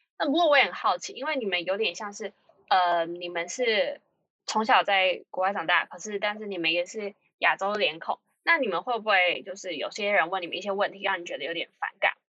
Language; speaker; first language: Chinese; native; Chinese